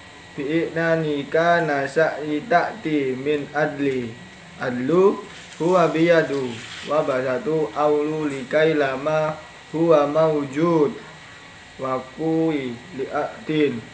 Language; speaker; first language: Arabic; non-native, learner; Indonesian